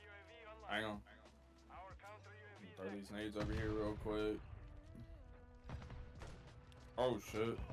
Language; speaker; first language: English; native; English